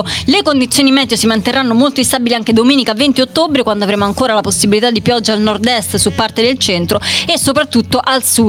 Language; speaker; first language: Italian; native; Italian